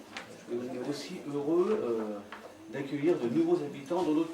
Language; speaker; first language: French; native; French